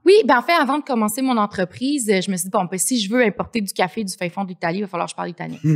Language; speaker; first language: French; native; French